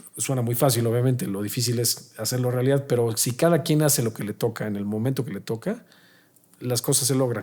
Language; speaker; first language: Spanish; native; Spanish